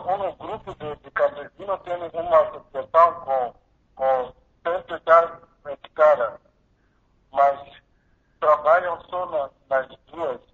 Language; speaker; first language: Spanish; non-native, learner; Portuguese